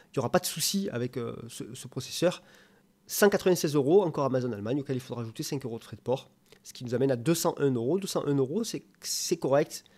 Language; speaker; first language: French; native; French